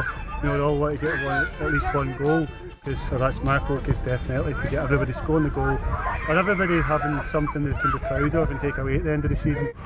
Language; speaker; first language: English; native; English